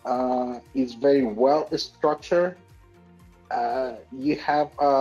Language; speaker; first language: English; native; English